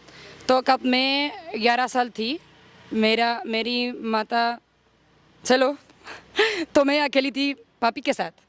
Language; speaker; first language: Hindi; non-native, learner; Spanish